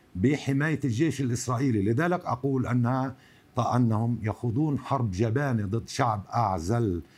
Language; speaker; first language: Arabic; native; Arabic